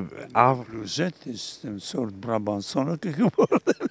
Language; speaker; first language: Dutch; non-native, local second language; French